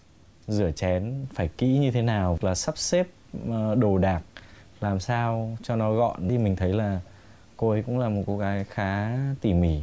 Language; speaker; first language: Vietnamese; native; Vietnamese